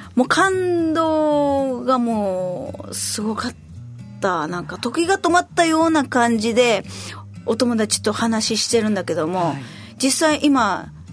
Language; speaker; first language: Japanese; early bilingual, heritage; Spanish